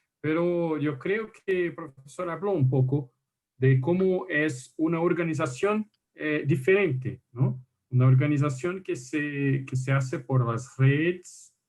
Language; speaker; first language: Spanish; non-native, fluent; Portuguese